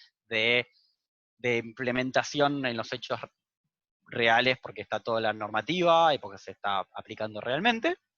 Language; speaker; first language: Spanish; native; Spanish